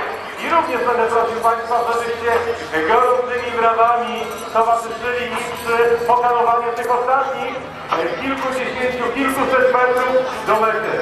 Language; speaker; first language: Polish; native; Polish